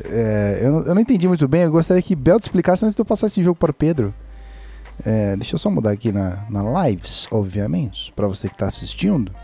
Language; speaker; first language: Portuguese; native; Portuguese